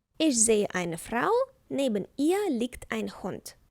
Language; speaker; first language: German; non-native, fluent; Ukrainian